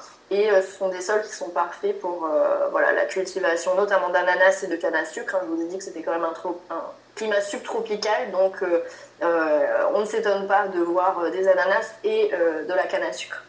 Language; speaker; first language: French; native; French